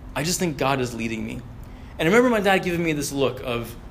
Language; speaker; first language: English; early bilingual, other home language; Arabic